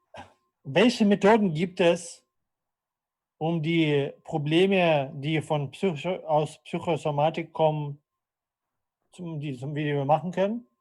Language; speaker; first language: German; non-native, fluent; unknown